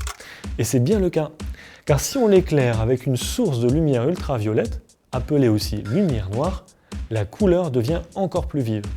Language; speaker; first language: French; native; French